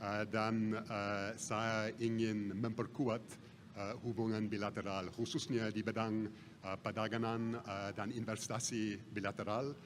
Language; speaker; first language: Indonesian; non-native, fluent; English